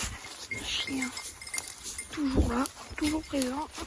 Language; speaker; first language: French; native; French